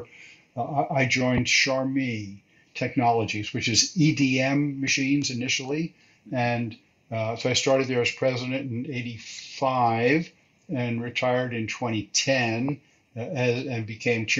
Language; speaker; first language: English; native; English